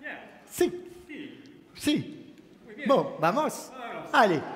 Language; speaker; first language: Spanish; non-native, learner; French